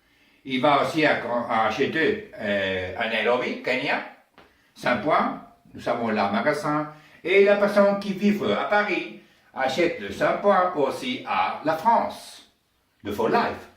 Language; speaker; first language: French; non-native, learner; Spanish